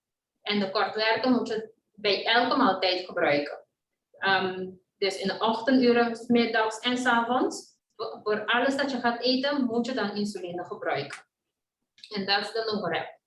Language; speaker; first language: Dutch; non-native, local second language; Papiamento